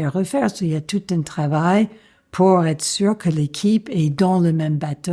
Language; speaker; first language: French; non-native, fluent; English